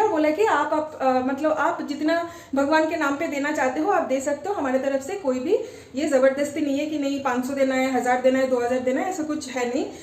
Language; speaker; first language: Hindi; non-native, local second language; Bangla